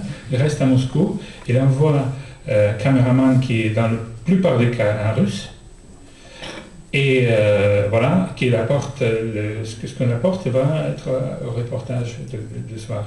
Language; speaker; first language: French; non-native, fluent; Russian